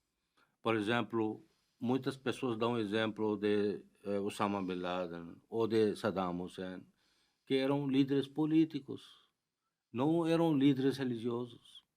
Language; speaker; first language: Portuguese; non-native, fluent; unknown